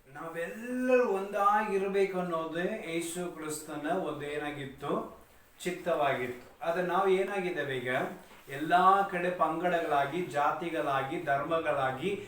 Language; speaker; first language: Kannada; non-native, local second language; Tamil